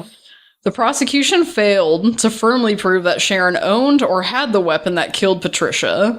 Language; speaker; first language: English; native; English